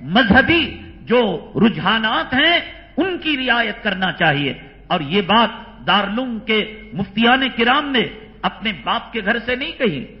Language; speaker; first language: Urdu; native; Urdu